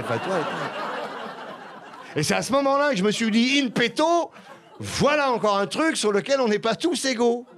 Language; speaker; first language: French; native; French